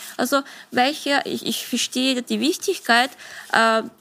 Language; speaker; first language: German; non-native, fluent; Ukrainian